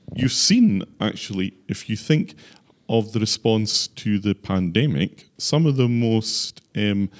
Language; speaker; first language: English; native; English